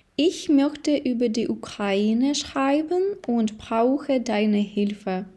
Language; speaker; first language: German; non-native, fluent; Ukrainian